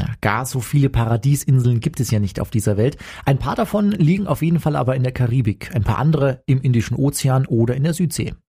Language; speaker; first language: German; native; German